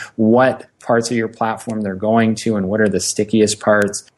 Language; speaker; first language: English; native; English